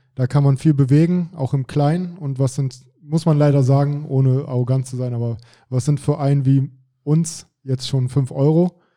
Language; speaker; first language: German; native; German